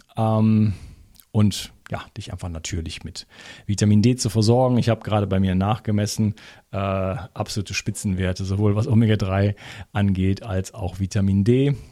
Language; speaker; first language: German; native; German